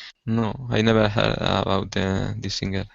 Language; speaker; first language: English; non-native, learner; Spanish